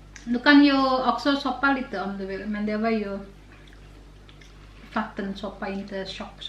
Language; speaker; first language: Swedish; non-native, learner; Indonesian